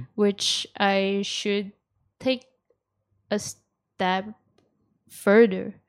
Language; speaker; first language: English; early bilingual, other home language; Japanese